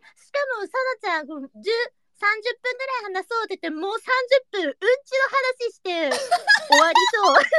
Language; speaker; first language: Japanese; native; Japanese